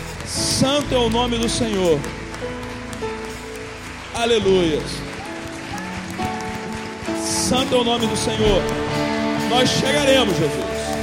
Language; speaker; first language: Portuguese; native; Portuguese